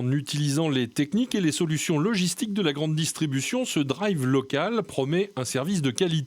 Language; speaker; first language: French; native; French